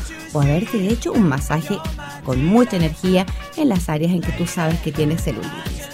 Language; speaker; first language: Spanish; native; Spanish